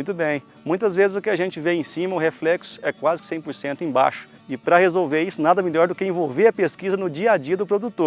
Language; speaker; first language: Portuguese; native; Portuguese